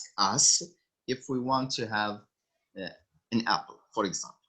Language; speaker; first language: English; non-native, fluent; Arabic